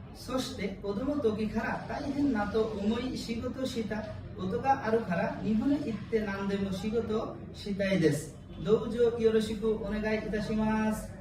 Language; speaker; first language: Japanese; non-native, learner; Bangla